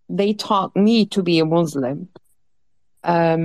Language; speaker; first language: English; non-native, fluent; Dutch